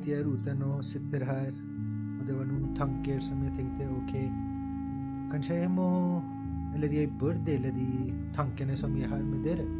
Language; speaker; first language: Norwegian; non-native, fluent; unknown